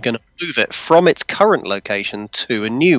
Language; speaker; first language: English; native; English